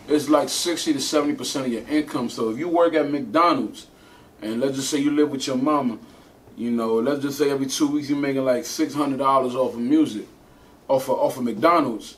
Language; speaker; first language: English; native; English